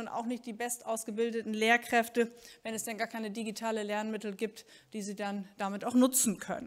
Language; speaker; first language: German; native; German